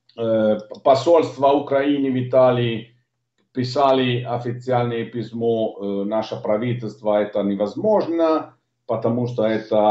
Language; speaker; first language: Russian; non-native, learner; Italian